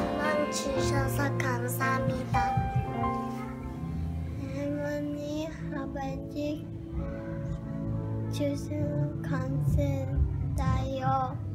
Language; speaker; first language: Korean; early bilingual, other home language; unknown